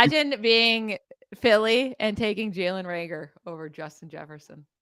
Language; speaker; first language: English; native; English